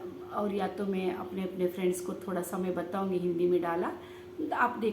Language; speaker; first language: Hindi; non-native, local second language; Kannada